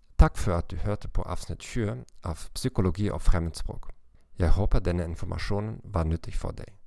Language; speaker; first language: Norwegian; non-native, learner; German